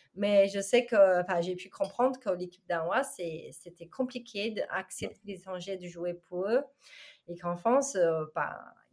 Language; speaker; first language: French; non-native, fluent; Chinese